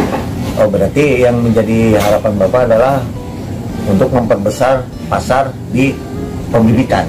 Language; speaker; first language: Indonesian; native; Indonesian